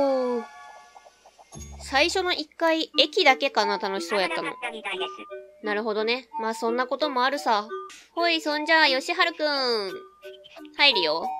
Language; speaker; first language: Japanese; native; Japanese